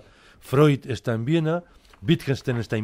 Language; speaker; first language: Spanish; native; Spanish